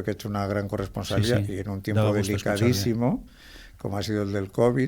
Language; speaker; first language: Spanish; native; Spanish